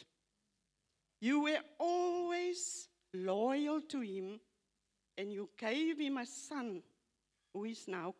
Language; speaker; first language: English; non-native, local second language; Afrikaans